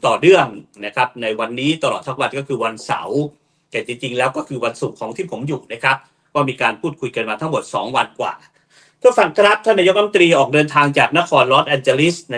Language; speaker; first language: Thai; native; Thai